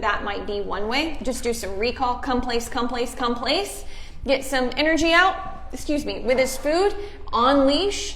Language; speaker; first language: English; native; English